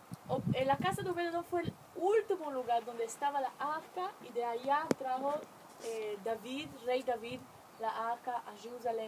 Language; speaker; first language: Spanish; non-native, fluent; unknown